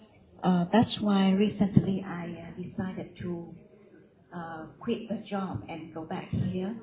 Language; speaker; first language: English; non-native, learner; Vietnamese